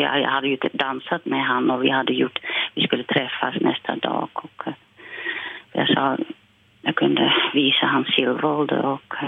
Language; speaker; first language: Swedish; non-native, fluent; Dutch